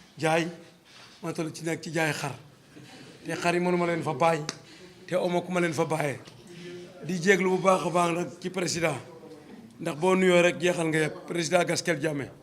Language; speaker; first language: Wolof; non-native, local second language; Serer